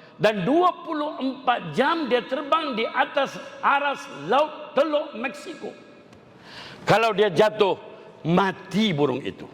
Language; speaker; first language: Malay; non-native, local second language; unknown